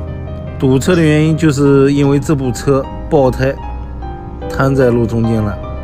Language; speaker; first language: Chinese; native; Chinese